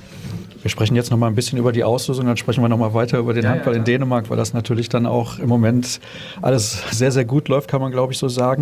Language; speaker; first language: German; native; German